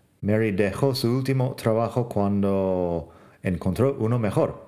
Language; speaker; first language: Spanish; non-native, fluent; English